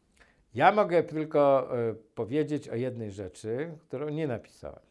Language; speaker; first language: Polish; native; Polish